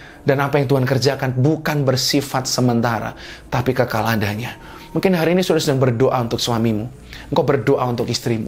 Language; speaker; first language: Indonesian; native; Indonesian